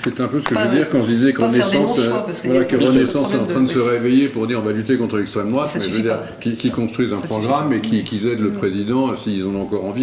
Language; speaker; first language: French; native; French